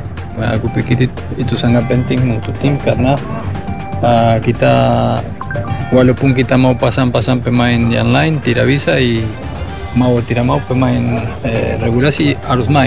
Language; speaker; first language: Indonesian; non-native, learner; Spanish